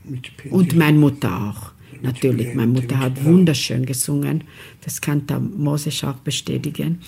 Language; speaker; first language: German; non-native, fluent; Romany